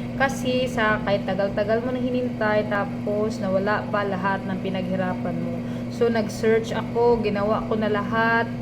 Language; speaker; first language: Filipino; non-native, local second language; Cebuano